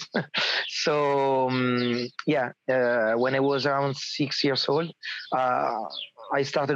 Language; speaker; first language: English; non-native, learner; Italian